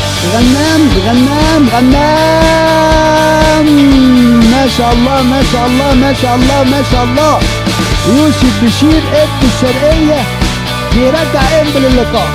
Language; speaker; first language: Arabic; native; Arabic